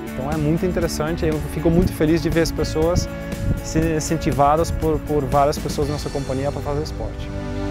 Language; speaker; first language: Portuguese; non-native, fluent; Dutch